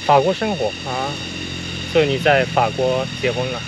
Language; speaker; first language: Chinese; non-native, fluent; Japanese